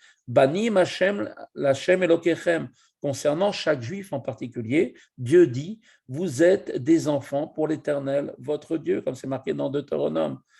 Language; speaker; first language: French; native; French